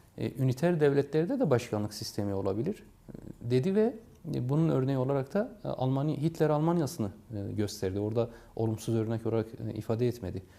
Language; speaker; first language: Turkish; non-native, local second language; Kurdish